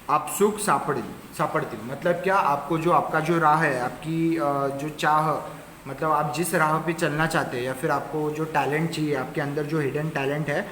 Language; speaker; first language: Hindi; non-native, local second language; Marathi